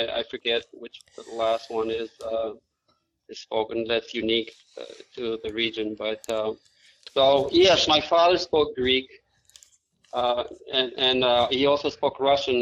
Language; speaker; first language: English; non-native, fluent; Albanian